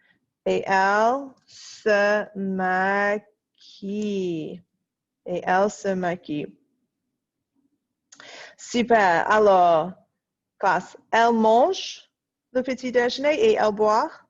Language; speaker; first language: French; non-native, fluent; English